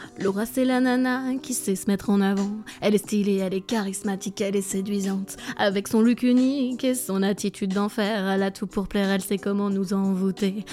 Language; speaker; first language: French; early bilingual, other home language; English